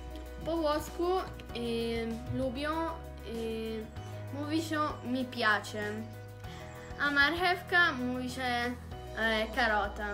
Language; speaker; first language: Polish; early bilingual, heritage; Polish